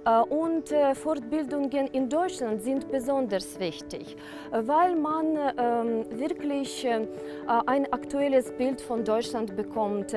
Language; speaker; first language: German; non-native, fluent; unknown